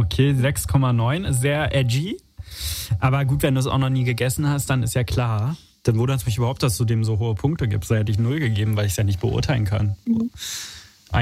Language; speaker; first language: German; native; German